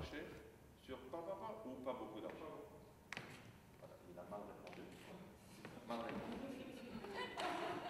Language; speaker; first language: French; non-native, fluent; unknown